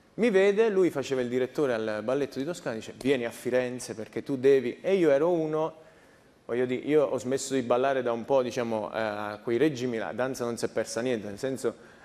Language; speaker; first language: Italian; native; Italian